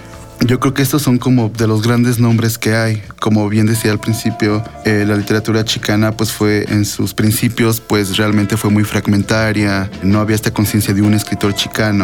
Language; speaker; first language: Spanish; native; Spanish